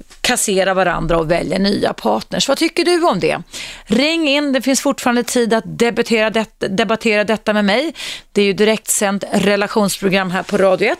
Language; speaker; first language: Swedish; native; Swedish